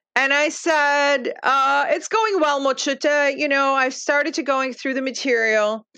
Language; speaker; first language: English; early bilingual, other home language; Lithuanian